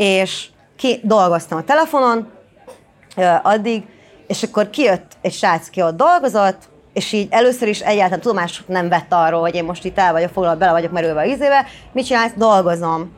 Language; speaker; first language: Hungarian; native; Hungarian